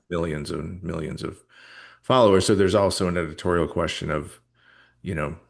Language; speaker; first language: English; native; English